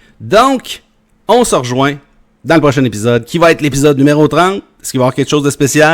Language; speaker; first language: French; native; French